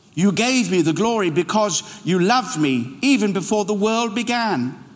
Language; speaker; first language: English; native; English